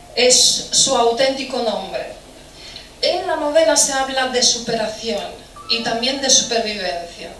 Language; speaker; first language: Spanish; non-native, fluent; Romanian